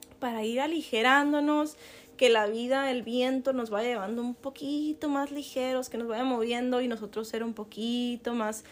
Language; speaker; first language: Spanish; native; Spanish